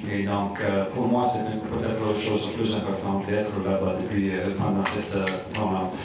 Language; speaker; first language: French; non-native, fluent; English